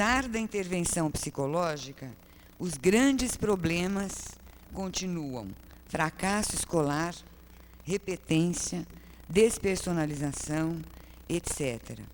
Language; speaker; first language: Portuguese; native; Portuguese